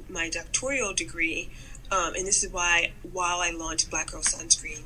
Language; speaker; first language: English; native; English